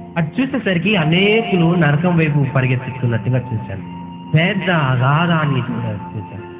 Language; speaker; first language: Telugu; non-native, local second language; Urdu